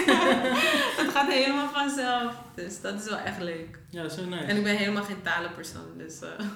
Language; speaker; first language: Dutch; early bilingual, other home language; Persian